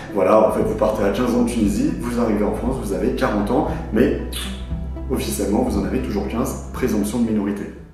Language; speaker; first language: French; native; French